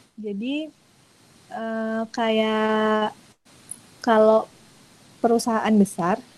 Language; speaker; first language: Indonesian; native; Indonesian